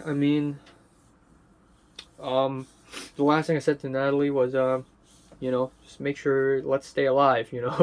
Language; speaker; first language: English; non-native, local second language; Cantonese